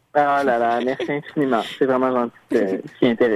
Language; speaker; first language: French; native; French